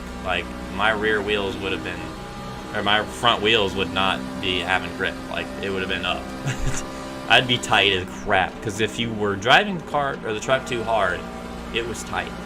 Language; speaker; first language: English; native; English